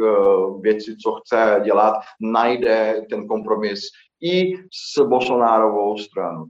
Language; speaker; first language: Czech; non-native, fluent; Portuguese